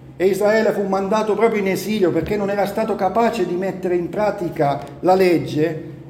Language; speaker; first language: Italian; native; Italian